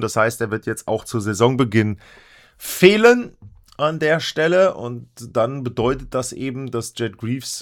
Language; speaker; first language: German; native; German